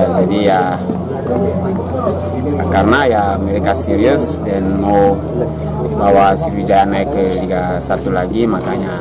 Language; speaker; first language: Indonesian; non-native, fluent; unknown